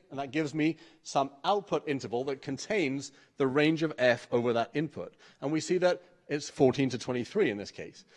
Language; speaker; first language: English; native; English